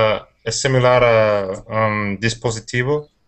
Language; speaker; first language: Spanish; non-native, learner; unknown